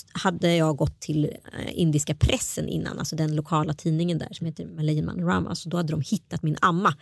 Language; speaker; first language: Swedish; early bilingual, other home language; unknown